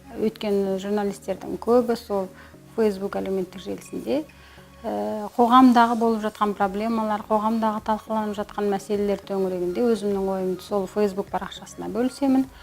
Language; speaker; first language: Kazakh; native; Kazakh